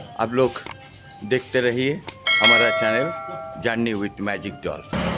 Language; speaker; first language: Hindi; non-native, local second language; Bangla